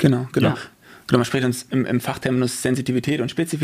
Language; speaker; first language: German; native; German